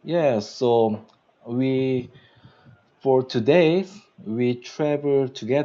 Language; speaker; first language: English; non-native, learner; Korean